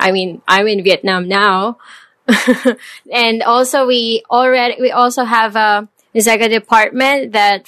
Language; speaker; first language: English; non-native, local second language; Filipino